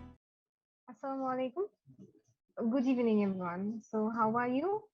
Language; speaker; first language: English; non-native, fluent; Bangla